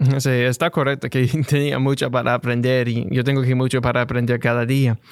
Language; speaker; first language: Spanish; non-native, learner; English